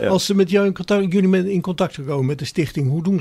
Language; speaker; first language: Dutch; native; Dutch